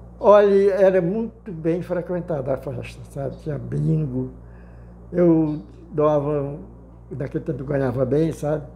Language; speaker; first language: Portuguese; native; Portuguese